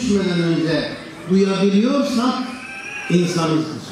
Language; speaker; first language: Turkish; native; Turkish